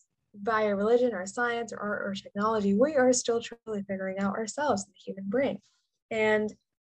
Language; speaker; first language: English; native; English